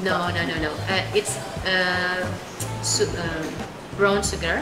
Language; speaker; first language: English; non-native, learner; Indonesian